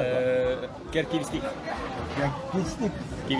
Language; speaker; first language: French; non-native, learner; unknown